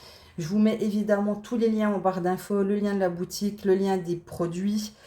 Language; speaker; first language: French; native; French